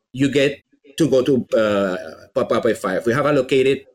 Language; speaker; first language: English; non-native, fluent; Spanish